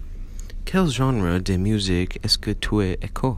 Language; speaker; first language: French; non-native, learner; English